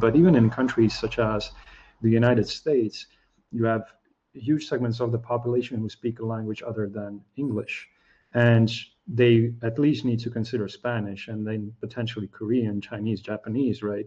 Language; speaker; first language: English; non-native, fluent; Slovak